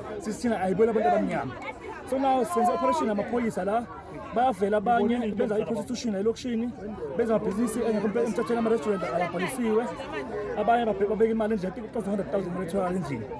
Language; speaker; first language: Zulu; native; Zulu